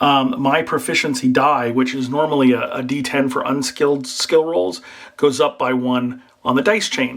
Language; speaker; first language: English; native; English